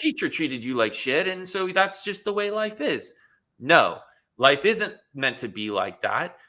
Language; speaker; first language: English; native; English